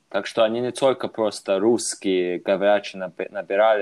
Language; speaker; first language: Russian; non-native, fluent; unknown